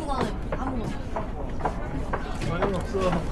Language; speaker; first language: Korean; non-native, fluent; Filipino